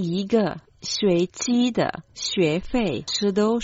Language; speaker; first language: Chinese; non-native, learner; Croatian